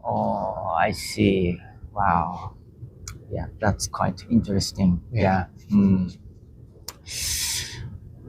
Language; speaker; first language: English; non-native, learner; Japanese